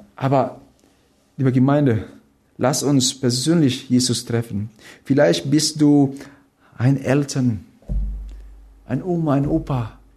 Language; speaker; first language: German; non-native, fluent; Filipino